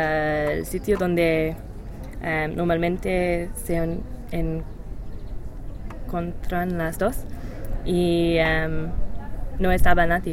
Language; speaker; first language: Spanish; non-native, learner; English